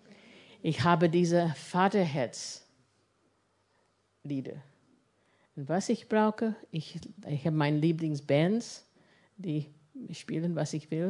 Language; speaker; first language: German; non-native, fluent; English